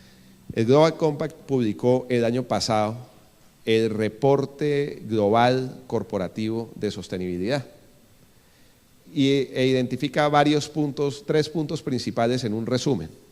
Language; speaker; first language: Spanish; native; Spanish